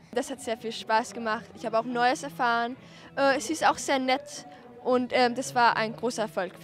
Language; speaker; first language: German; non-native, learner; Swedish